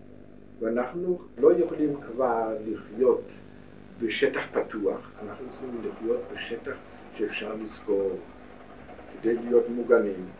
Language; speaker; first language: Hebrew; non-native, fluent; German